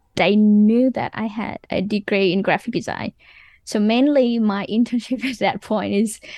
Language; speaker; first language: English; non-native, fluent; Vietnamese